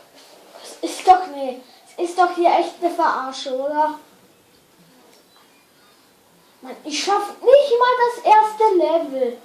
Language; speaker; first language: German; native; German